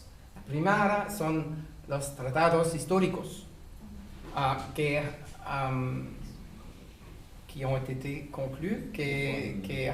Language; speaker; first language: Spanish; non-native, fluent; French